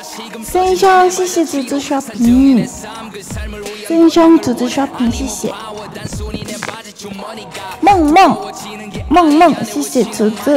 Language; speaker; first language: Chinese; non-native, learner; Korean